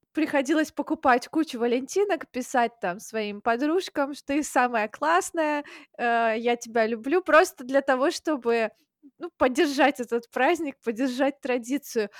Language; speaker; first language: Russian; native; Russian